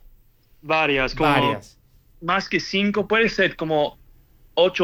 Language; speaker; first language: Spanish; early bilingual, heritage; English